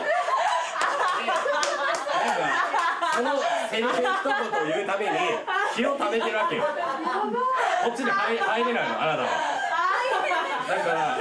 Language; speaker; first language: Japanese; native; Japanese